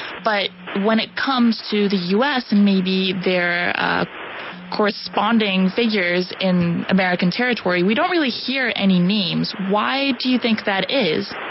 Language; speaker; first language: English; non-native, fluent; Spanish